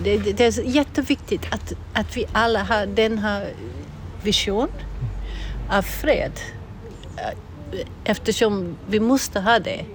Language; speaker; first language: Swedish; non-native, fluent; English